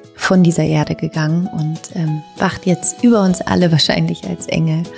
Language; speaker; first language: German; native; German